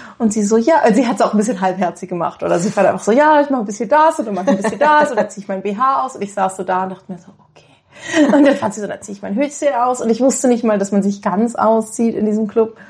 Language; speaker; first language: German; native; German